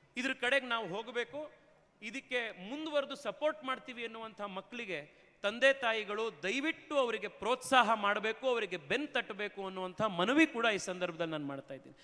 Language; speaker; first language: Kannada; native; Kannada